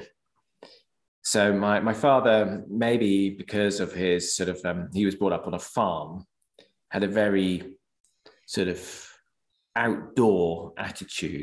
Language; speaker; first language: English; native; English